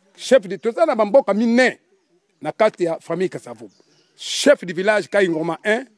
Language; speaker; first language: Lingala; non-native, local second language; Kongo